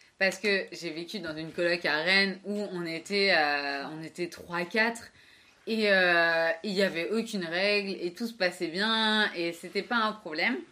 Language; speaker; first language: French; native; French